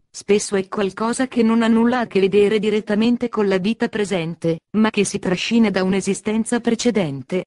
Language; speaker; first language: Italian; native; Italian